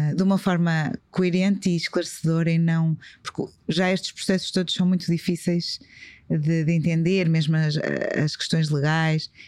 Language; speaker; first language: Portuguese; native; Portuguese